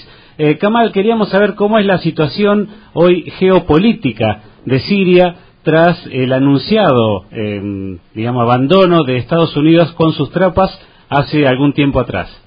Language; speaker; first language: Spanish; native; Spanish